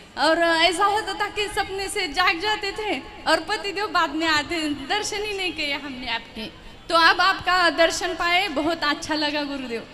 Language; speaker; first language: Hindi; non-native, local second language; Marathi